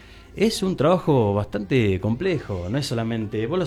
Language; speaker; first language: Spanish; native; Spanish